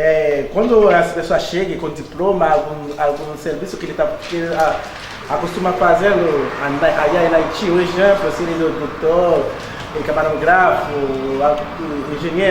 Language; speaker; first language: Portuguese; non-native, learner; Haitian Creole